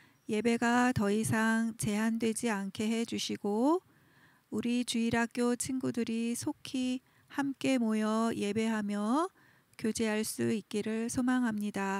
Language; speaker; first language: Korean; native; Korean